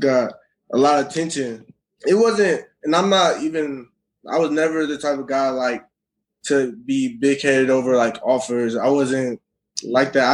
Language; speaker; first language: English; native; English